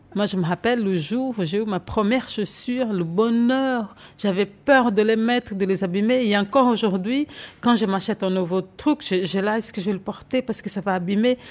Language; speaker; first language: French; non-native, fluent; Portuguese